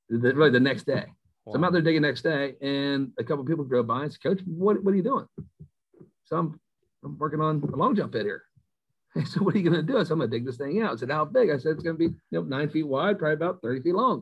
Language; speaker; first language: English; native; English